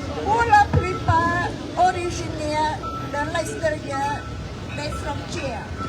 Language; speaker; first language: French; non-native, fluent; Khmer